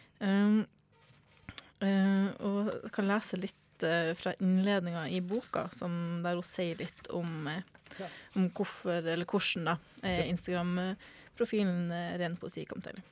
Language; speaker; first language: Norwegian; native; Norwegian